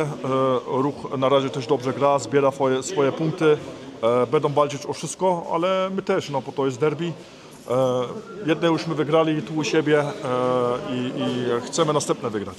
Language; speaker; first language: Polish; early bilingual, heritage; Polish